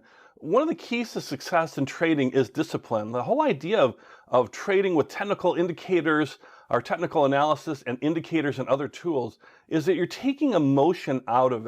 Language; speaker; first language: English; native; English